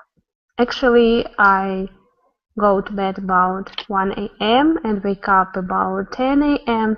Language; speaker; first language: English; non-native, learner; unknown